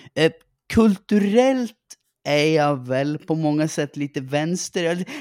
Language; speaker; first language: Swedish; native; Swedish